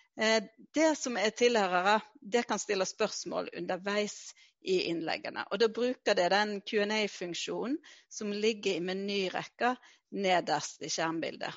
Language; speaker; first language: Norwegian; native; Norwegian